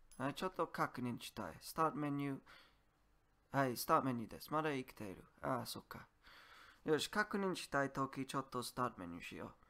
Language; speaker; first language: Japanese; non-native, learner; English